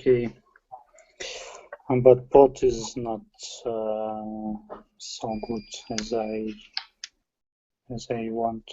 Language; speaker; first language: English; non-native, learner; Russian